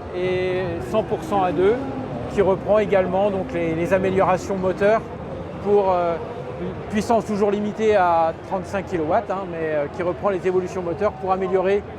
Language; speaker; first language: French; native; French